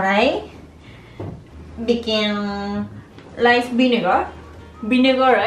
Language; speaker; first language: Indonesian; non-native, learner; Japanese